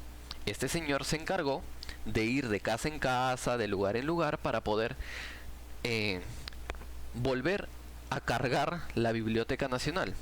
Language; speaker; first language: Spanish; native; Spanish